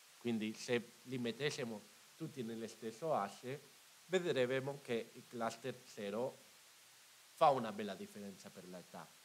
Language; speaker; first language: Italian; non-native, fluent; Spanish